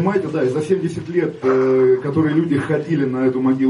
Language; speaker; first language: Russian; native; Russian